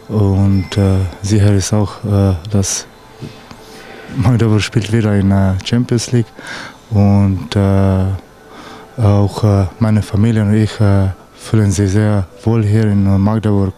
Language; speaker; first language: German; non-native, learner; Slovenian